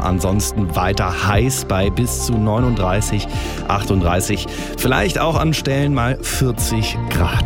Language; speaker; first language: German; native; German